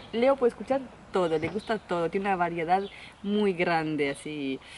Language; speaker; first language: Spanish; non-native, fluent; Romanian